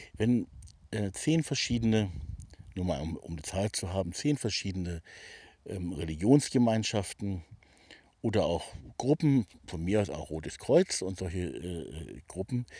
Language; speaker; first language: German; native; German